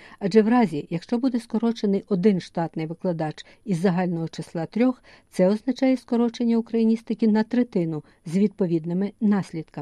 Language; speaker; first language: Ukrainian; native; Ukrainian